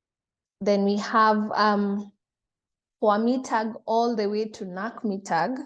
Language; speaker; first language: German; non-native, fluent; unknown